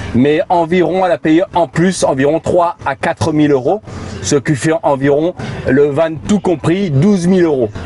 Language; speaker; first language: French; native; French